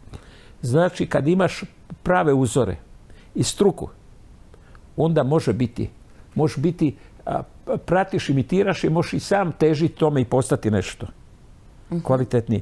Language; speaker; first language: Croatian; native; Croatian